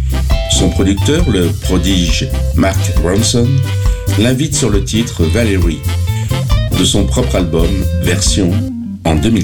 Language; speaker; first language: French; native; French